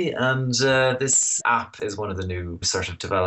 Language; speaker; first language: English; native; English